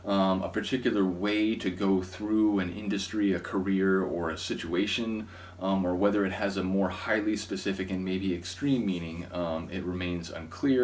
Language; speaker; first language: English; native; English